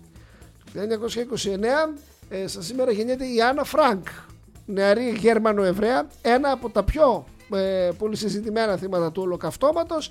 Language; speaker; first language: Greek; native; Greek